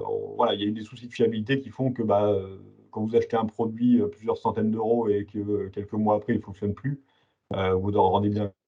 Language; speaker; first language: French; native; French